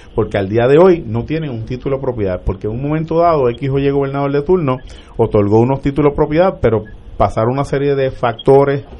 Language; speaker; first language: Spanish; native; Spanish